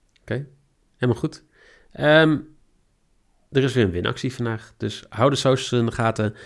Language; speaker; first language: Dutch; native; Dutch